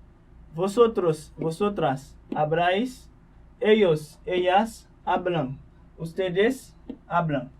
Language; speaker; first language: Spanish; non-native, fluent; Haitian Creole